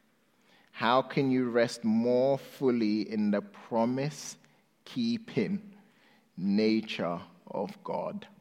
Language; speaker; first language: English; non-native, local second language; Akan